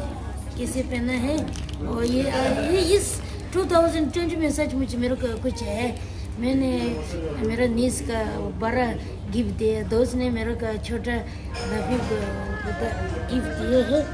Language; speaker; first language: Hindi; non-native, local second language; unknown